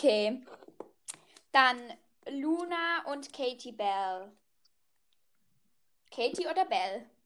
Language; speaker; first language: German; native; German